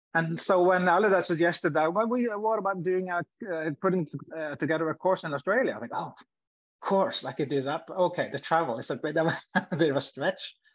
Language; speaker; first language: English; non-native, fluent; Norwegian